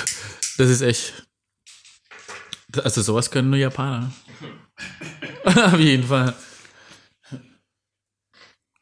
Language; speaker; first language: German; non-native, fluent; Indonesian